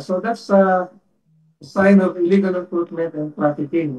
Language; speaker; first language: English; non-native, local second language; Filipino